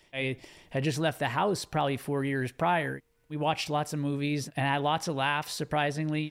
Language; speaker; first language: English; native; English